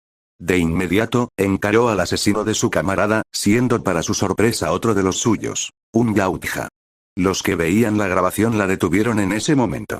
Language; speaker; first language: Spanish; native; Spanish